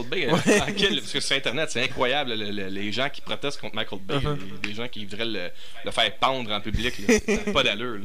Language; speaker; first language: French; native; French